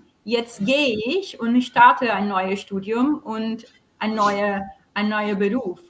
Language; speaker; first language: German; non-native, fluent; Portuguese